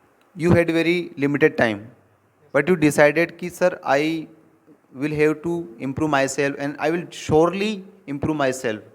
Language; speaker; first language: English; non-native, local second language; Hindi